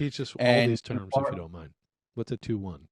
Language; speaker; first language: English; native; English